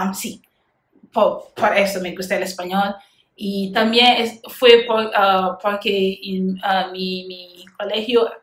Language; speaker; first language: Spanish; non-native, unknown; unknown